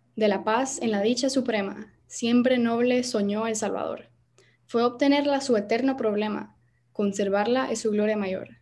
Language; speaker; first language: Spanish; native; Spanish